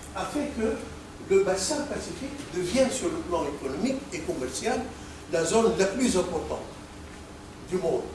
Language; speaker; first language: French; non-native, local second language; Arabic